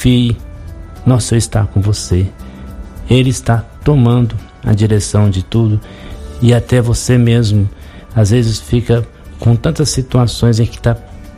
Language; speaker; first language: Portuguese; native; Portuguese